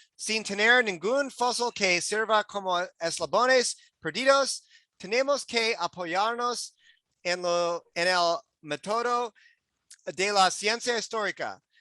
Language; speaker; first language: Spanish; non-native, learner; English